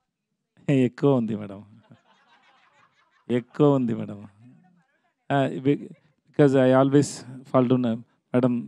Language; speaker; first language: Telugu; non-native, learner; Tamil